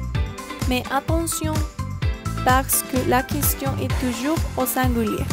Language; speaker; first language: French; non-native, learner; Spanish